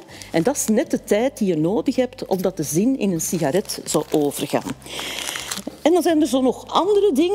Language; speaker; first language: Dutch; native; Dutch